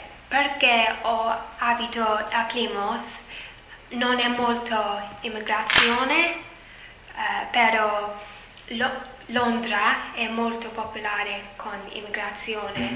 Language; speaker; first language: Italian; non-native, learner; English